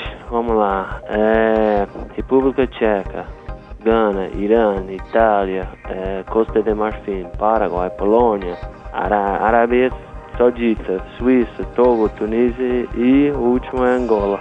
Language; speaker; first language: Portuguese; non-native, fluent; English